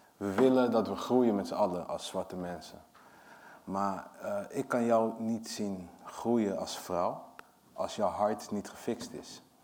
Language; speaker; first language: Dutch; early bilingual, other home language; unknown